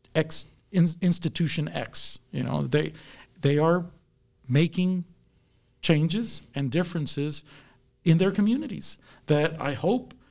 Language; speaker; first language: English; native; English